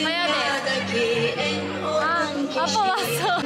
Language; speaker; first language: Korean; non-native, fluent; Turkish